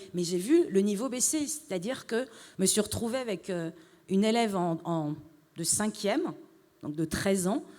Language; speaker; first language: French; early bilingual, other home language; Persian